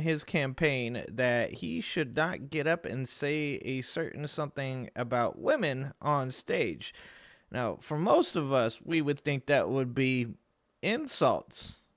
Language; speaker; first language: English; native; English